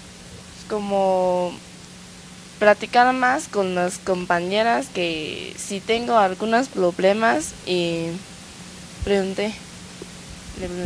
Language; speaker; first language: Spanish; non-native, learner; Chinese